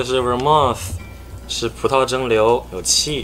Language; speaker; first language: Chinese; native; Chinese